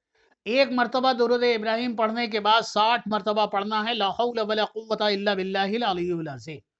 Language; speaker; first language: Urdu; native; Urdu